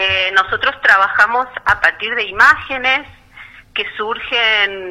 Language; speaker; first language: Spanish; native; Spanish